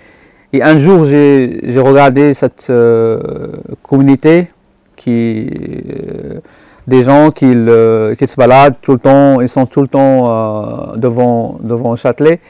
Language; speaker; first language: French; non-native, local second language; Arabic